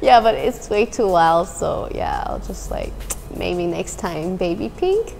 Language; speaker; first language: English; non-native, fluent; Thai